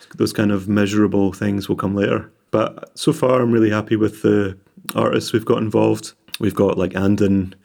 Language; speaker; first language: English; native; English